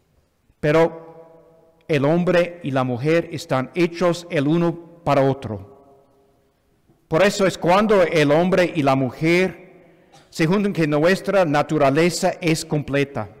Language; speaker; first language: Spanish; non-native, fluent; English